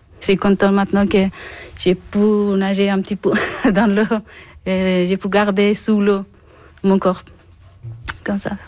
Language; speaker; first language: French; non-native, learner; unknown